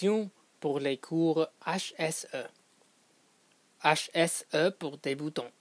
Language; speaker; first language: French; non-native, fluent; English